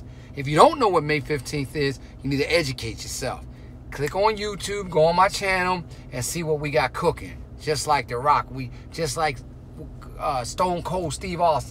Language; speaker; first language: English; native; English